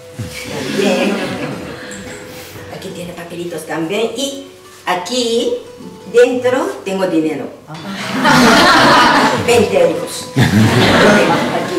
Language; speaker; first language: Spanish; non-native, learner; Japanese